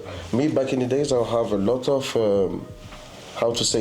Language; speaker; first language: English; non-native, fluent; French